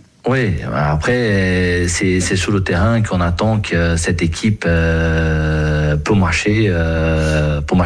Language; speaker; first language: French; non-native, fluent; Portuguese